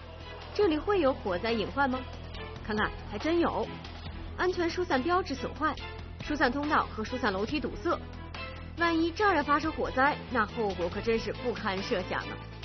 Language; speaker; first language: Chinese; native; Chinese